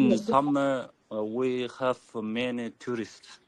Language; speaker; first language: English; non-native, learner; Kyrgyz